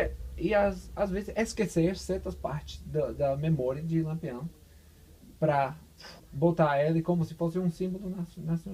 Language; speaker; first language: Portuguese; non-native, fluent; English